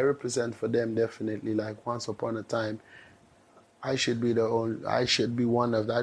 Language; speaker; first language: English; non-native, local second language; Ewe